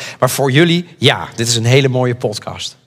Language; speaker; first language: Dutch; native; Dutch